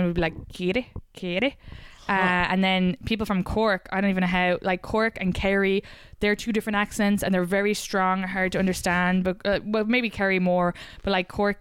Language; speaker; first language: English; native; English